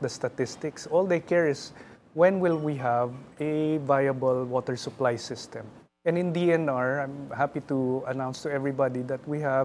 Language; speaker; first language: English; non-native, local second language; Filipino